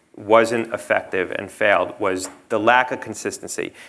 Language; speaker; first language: English; native; English